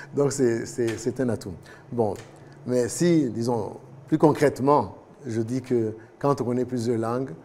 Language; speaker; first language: French; non-native, local second language; Kinyarwanda